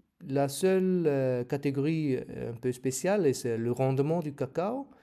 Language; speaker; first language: French; non-native, learner; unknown